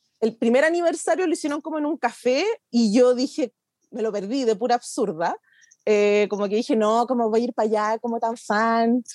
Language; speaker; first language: Spanish; native; Spanish